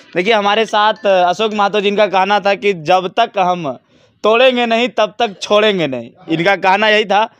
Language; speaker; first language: Hindi; native; Hindi